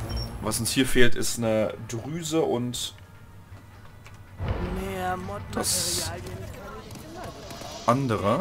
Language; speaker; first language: German; native; German